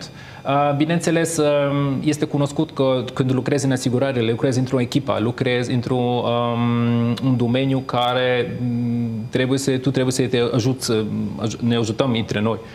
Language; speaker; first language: Romanian; non-native, fluent; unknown